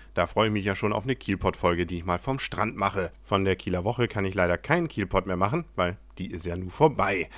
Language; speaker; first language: German; native; German